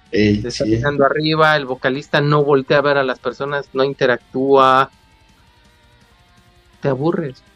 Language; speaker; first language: Spanish; native; Spanish